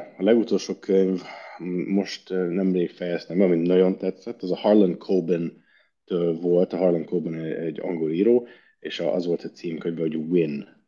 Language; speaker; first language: Hungarian; early bilingual, heritage; Hungarian